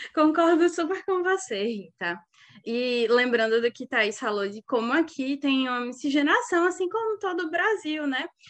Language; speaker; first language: Portuguese; native; Portuguese